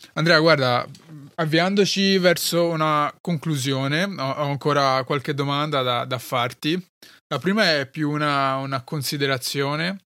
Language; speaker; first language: Italian; early bilingual, other home language; Arabic